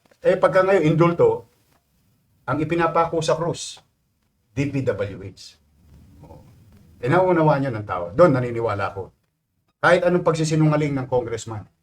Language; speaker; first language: Filipino; native; Filipino